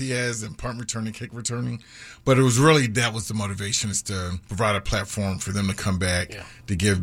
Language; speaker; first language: English; native; English